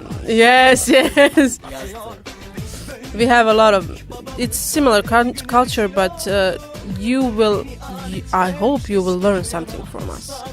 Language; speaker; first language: English; non-native, fluent; Croatian